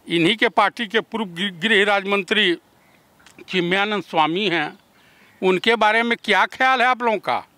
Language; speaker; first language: Hindi; native; Hindi